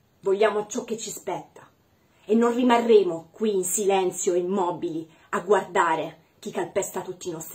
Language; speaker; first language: Italian; native; Italian